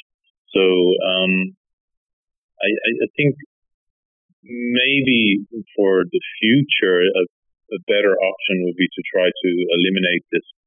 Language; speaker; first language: English; native; English